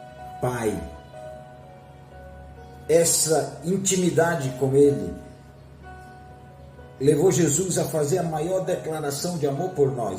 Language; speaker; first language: Portuguese; native; Portuguese